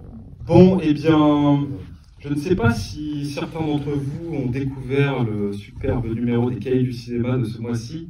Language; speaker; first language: French; native; French